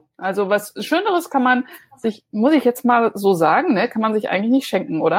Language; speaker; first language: German; native; German